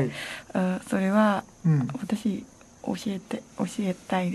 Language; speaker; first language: Japanese; non-native, learner; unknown